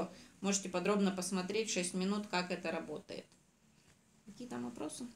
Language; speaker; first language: Russian; native; Russian